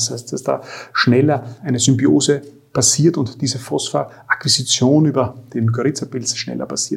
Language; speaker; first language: German; native; German